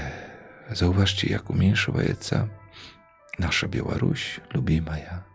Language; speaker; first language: Polish; non-native, local second language; Belarusian